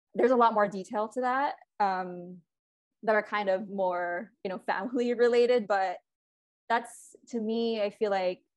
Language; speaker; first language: English; non-native, local second language; Filipino